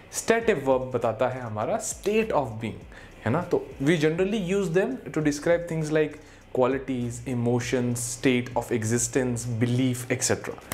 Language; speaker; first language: Hindi; native; Hindi